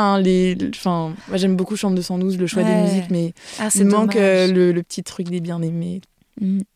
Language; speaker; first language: French; native; French